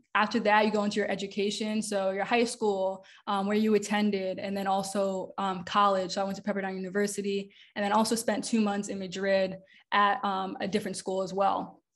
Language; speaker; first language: English; native; English